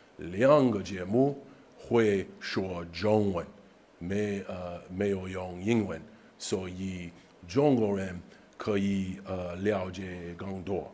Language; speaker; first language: Chinese; non-native, learner; English